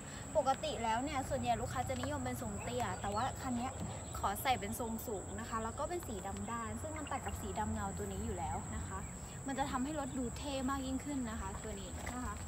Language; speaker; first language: Thai; native; Thai